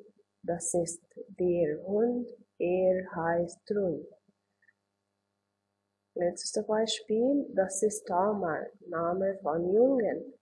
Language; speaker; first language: German; non-native, learner; Arabic